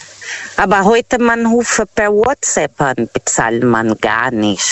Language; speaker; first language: German; non-native, fluent; Portuguese